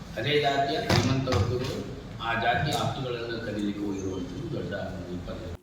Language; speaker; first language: Kannada; native; Kannada